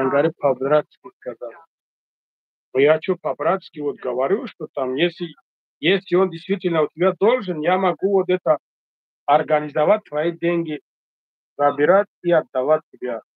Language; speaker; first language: Russian; non-native, fluent; Tajik